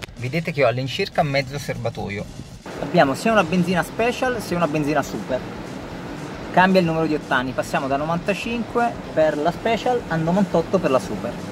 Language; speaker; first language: Italian; native; Italian